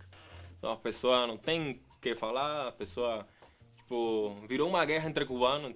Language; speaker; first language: Portuguese; non-native, fluent; Spanish